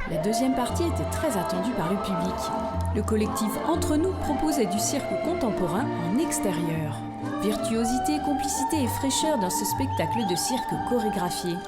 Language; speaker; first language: French; native; French